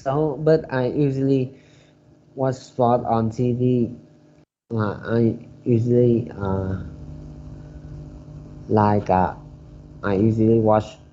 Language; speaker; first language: English; non-native, learner; Vietnamese